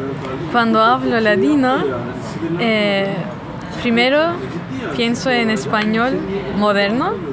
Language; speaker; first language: Spanish; non-native, fluent; Turkish